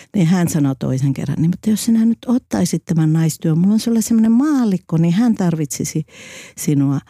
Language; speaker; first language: Finnish; native; Finnish